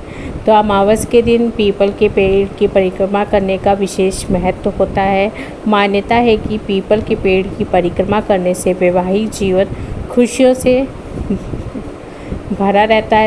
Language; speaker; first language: Hindi; native; Hindi